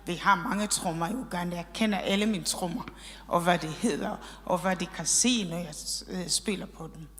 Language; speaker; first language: Danish; non-native, fluent; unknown